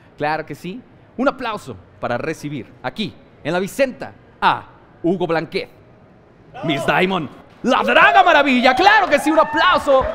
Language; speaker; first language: Spanish; native; Spanish